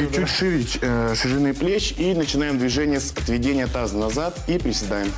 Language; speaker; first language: Russian; native; Russian